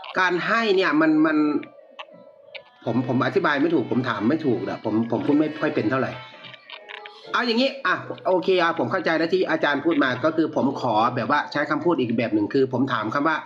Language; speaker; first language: Thai; native; Thai